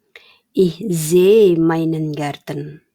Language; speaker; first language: German; non-native, fluent; Indonesian